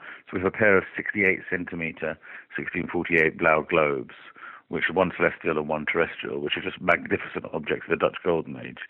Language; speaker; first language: English; native; English